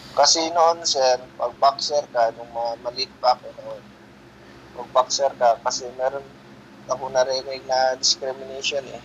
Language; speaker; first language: Filipino; non-native, local second language; Hiligaynon